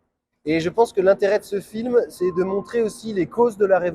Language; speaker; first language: French; native; French